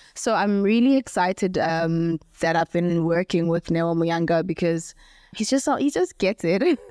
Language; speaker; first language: English; non-native, local second language; Southern Sotho